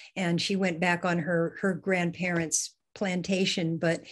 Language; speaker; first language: English; native; English